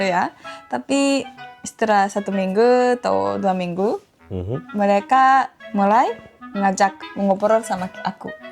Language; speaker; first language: Indonesian; non-native, fluent; Japanese